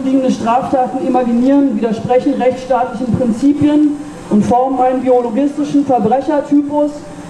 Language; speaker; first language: German; native; German